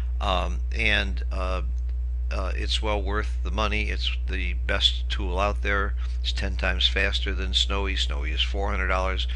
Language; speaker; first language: English; native; English